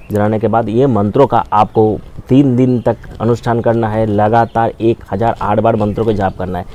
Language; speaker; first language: Hindi; non-native, local second language; Bangla